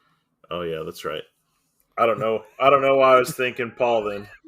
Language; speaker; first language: English; native; English